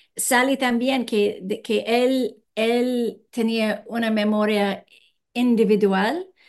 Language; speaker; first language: Spanish; non-native, fluent; English